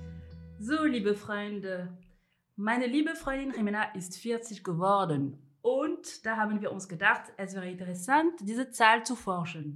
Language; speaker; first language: German; non-native, fluent; French